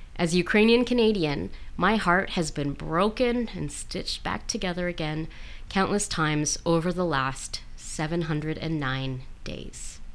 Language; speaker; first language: English; native; English